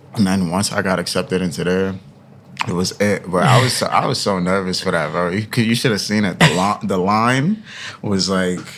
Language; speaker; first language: English; early bilingual, other home language; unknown